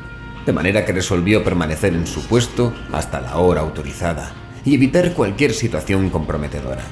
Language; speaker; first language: Spanish; native; Spanish